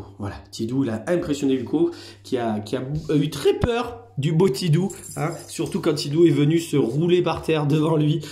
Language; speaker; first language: French; native; French